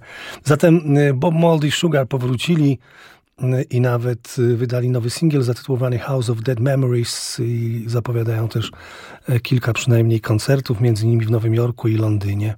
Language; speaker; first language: Polish; native; Polish